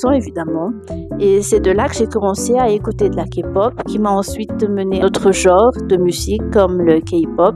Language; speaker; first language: French; non-native, local second language; Malagasy